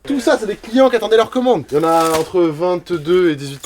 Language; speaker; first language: French; native; French